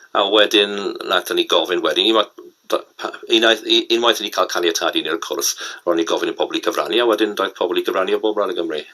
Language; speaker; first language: Welsh; non-native, local second language; English